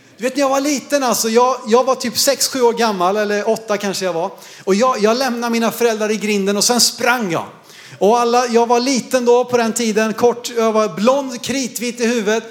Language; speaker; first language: Swedish; native; Swedish